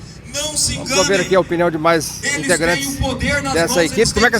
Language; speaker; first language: Portuguese; native; Portuguese